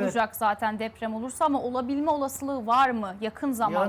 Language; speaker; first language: Turkish; native; Turkish